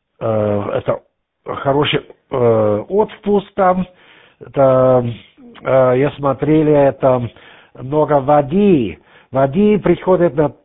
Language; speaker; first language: Russian; non-native, learner; German